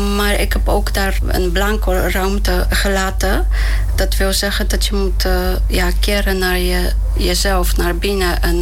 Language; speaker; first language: Dutch; non-native, fluent; Polish